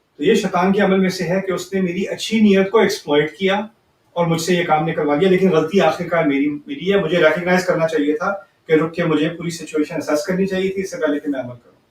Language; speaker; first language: Urdu; early bilingual, heritage; Urdu